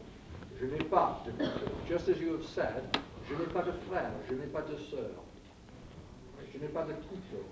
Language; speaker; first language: French; non-native, fluent; English